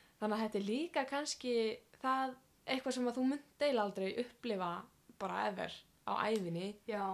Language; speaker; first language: Icelandic; native; Icelandic